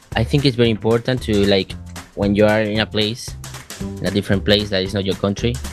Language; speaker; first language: English; non-native, fluent; Spanish